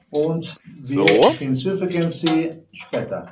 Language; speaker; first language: German; non-native, learner; Spanish